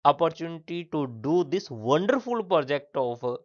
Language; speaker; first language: English; non-native, local second language; Punjabi